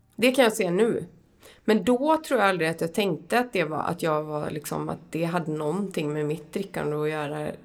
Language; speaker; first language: Swedish; native; Swedish